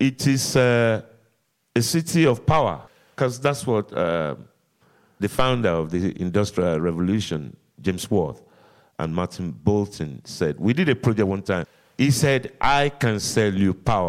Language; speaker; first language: English; non-native, local second language; Yoruba